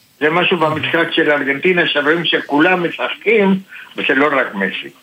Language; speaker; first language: Hebrew; non-native, fluent; Spanish